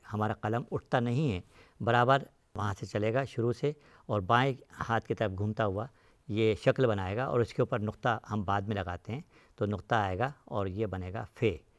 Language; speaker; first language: Hindi; native; Hindi